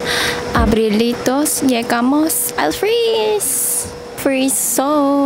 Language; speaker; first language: Spanish; non-native, fluent; Korean